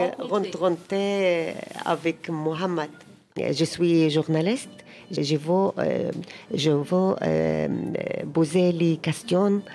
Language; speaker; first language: French; non-native, learner; Arabic